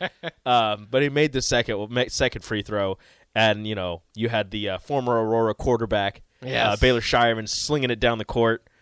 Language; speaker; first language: English; native; English